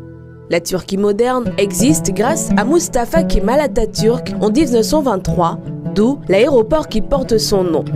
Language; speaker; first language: French; native; French